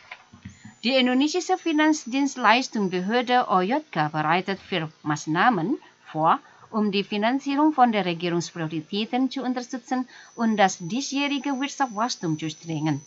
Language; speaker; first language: German; non-native, fluent; Indonesian